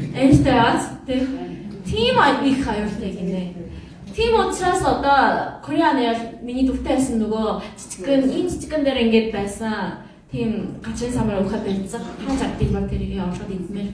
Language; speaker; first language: Mongolian; non-native, fluent; Korean